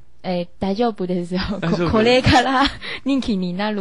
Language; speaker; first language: Japanese; non-native, learner; Chinese